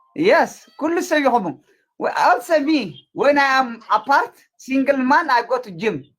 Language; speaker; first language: English; non-native, learner; Tigrinya